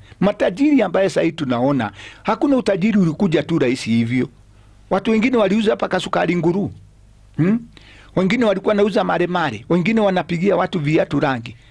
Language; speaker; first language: Swahili; non-native, local second language; Kikuyu